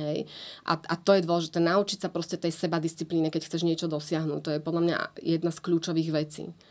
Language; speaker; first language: Slovak; native; Slovak